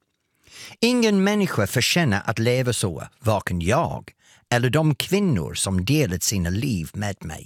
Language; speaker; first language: Swedish; non-native, fluent; English